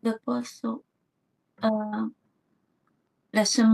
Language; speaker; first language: French; non-native, learner; Vietnamese